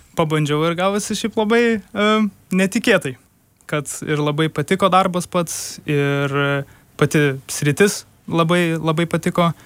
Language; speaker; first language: Lithuanian; early bilingual, heritage; German